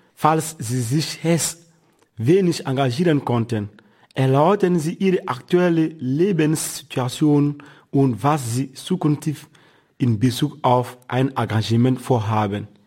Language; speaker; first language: German; non-native, fluent; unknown